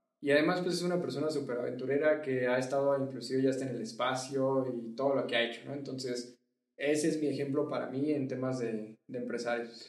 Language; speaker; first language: Spanish; native; Spanish